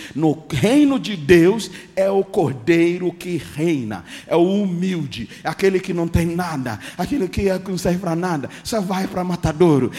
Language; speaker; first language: Portuguese; non-native, fluent; English